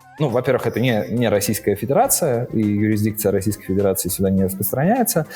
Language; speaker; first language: Russian; native; Russian